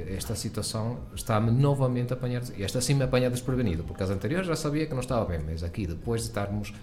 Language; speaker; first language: Portuguese; early bilingual, heritage; Spanish